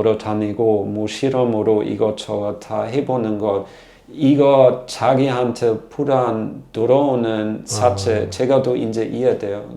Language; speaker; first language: Korean; non-native, learner; German